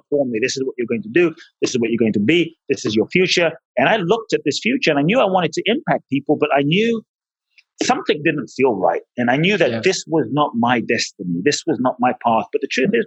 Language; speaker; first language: English; native; English